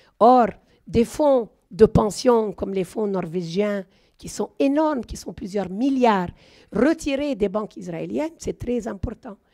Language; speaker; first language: French; non-native, local second language; Arabic